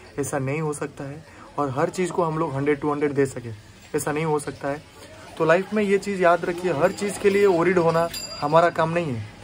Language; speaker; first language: Hindi; non-native, local second language; Odia